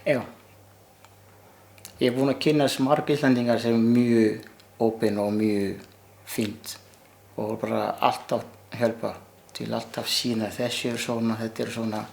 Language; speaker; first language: Icelandic; non-native, learner; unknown